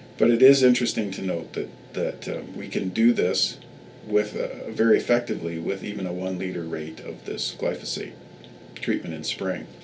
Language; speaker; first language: English; native; English